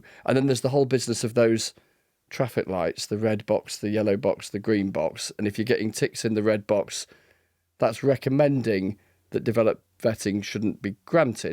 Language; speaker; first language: English; native; English